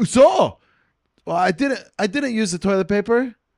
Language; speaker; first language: English; native; English